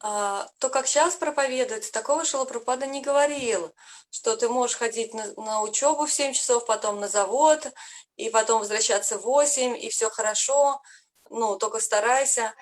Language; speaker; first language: Russian; native; Russian